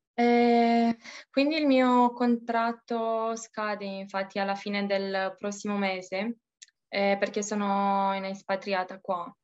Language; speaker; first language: Italian; non-native, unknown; Romanian